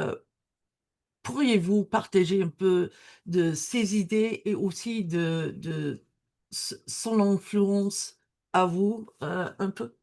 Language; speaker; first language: French; non-native, learner; English